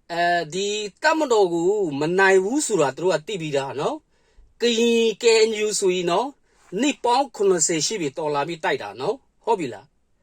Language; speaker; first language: Burmese; non-native, local second language; Kachin